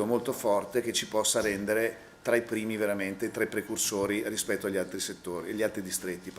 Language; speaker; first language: Italian; native; Italian